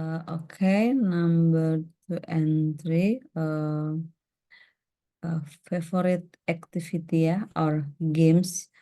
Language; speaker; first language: English; non-native, learner; Indonesian